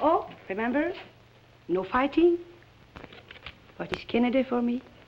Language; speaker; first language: English; non-native, fluent; French